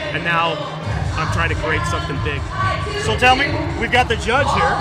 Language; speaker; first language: English; native; English